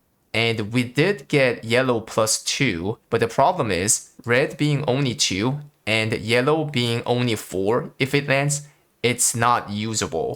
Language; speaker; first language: English; non-native, fluent; Korean